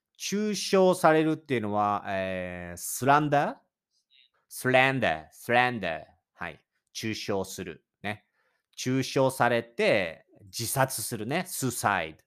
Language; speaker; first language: Japanese; native; Japanese